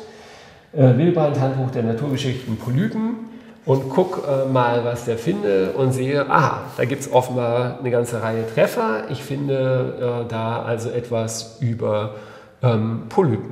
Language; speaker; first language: German; native; German